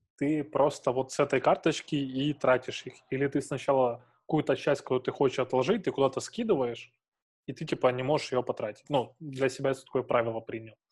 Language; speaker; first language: Russian; native; Russian